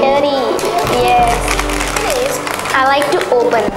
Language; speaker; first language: English; non-native, local second language; Hindi